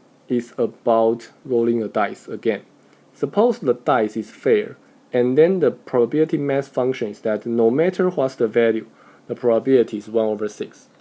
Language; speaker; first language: English; non-native, fluent; Chinese